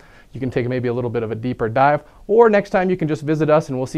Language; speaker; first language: English; native; English